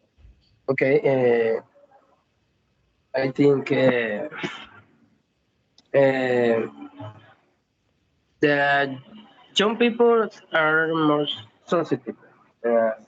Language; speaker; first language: English; non-native, learner; Spanish